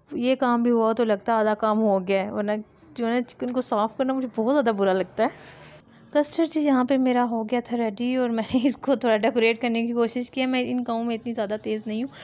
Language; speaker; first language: Hindi; native; Hindi